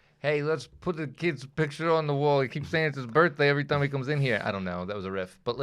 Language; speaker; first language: English; native; English